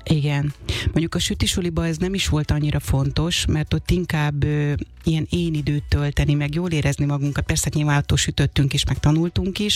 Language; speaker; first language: Hungarian; native; Hungarian